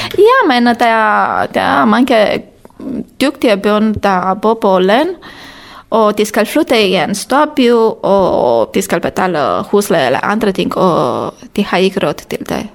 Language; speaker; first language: Danish; non-native, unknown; Romanian